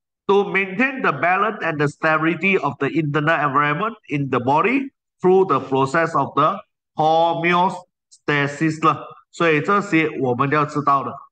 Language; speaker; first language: English; non-native, local second language; Chinese